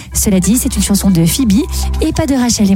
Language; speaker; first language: French; native; French